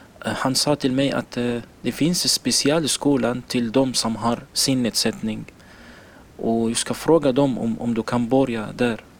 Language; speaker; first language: Swedish; non-native, learner; Arabic